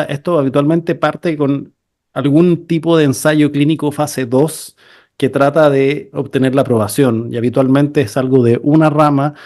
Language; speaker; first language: Spanish; native; Spanish